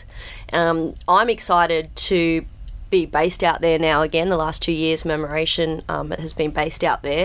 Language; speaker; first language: English; native; English